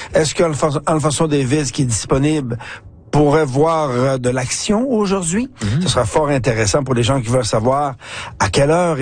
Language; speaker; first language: French; native; French